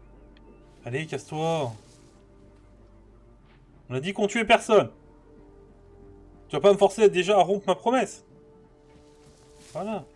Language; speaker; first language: French; native; French